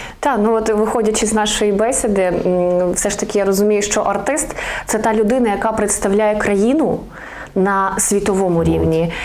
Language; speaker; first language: Ukrainian; native; Ukrainian